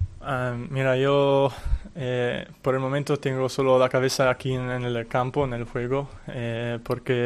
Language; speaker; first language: Spanish; non-native, fluent; Italian